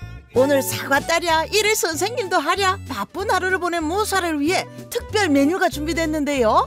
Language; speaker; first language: Korean; native; Korean